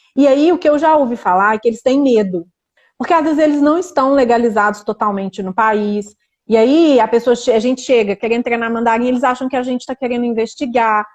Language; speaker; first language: Portuguese; native; Portuguese